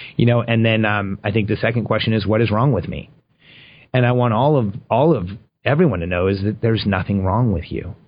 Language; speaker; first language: English; early bilingual, other home language; Spanish